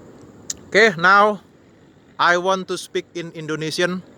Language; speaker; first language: English; non-native, learner; Indonesian